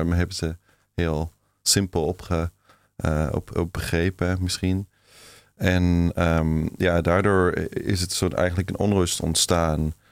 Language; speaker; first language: Dutch; non-native, fluent; German